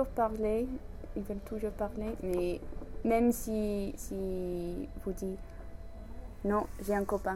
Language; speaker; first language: French; non-native, learner; English